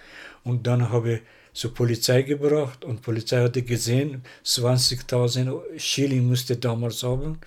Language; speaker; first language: German; non-native, learner; Persian